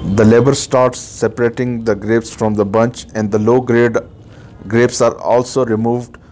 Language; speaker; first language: English; non-native, local second language; Urdu